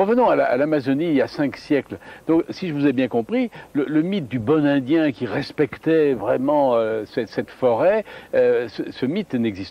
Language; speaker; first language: French; native; French